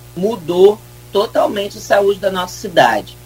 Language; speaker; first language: Portuguese; native; Portuguese